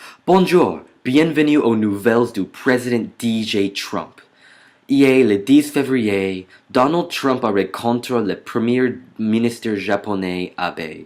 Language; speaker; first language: French; non-native, learner; English